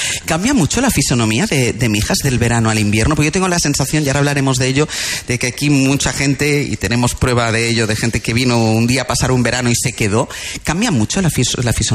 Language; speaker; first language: Spanish; native; Spanish